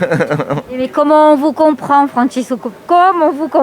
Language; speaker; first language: French; native; French